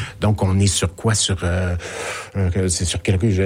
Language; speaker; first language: French; native; French